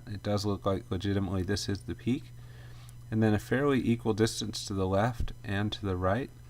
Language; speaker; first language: English; native; English